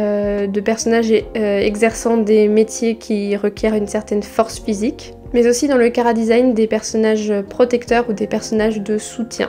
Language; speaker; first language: French; native; French